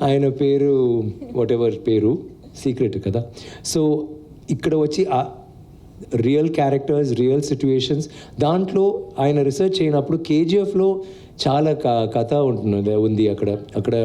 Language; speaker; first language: Telugu; non-native, learner; Tamil